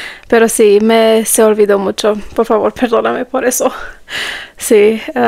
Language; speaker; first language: Spanish; non-native, learner; Romanian